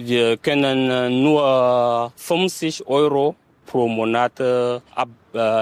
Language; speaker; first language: German; non-native, learner; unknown